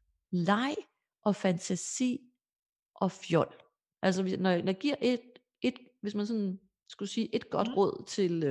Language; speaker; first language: Danish; native; Danish